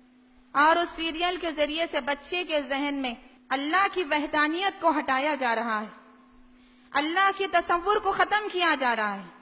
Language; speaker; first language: Urdu; native; Urdu